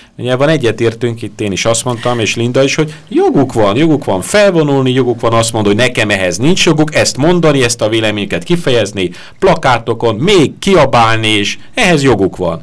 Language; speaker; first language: Hungarian; native; Hungarian